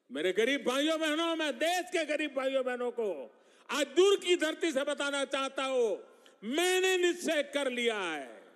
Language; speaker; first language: Hindi; non-native, local second language; Gujarati